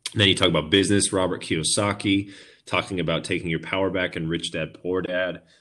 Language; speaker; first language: English; native; English